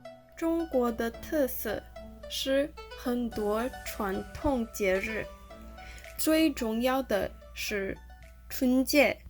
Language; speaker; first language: Chinese; non-native, learner; English